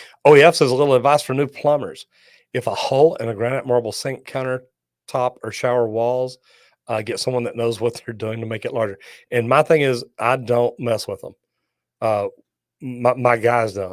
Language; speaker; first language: English; native; English